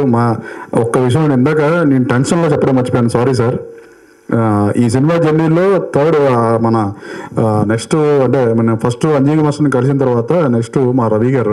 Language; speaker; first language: Telugu; native; Telugu